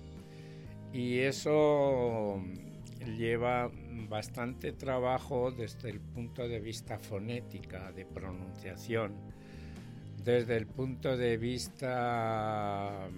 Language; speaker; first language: Spanish; native; Spanish